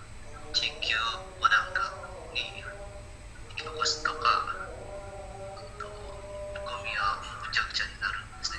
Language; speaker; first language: Japanese; non-native, learner; Indonesian